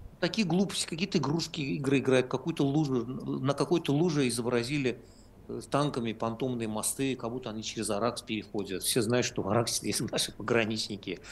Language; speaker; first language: Russian; non-native, local second language; Azerbaijani